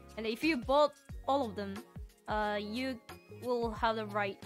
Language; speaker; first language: English; non-native, fluent; Japanese